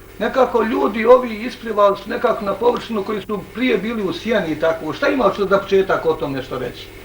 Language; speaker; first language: Bosnian; native; Bosnian